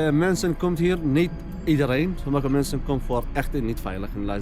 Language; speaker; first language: Dutch; non-native, learner; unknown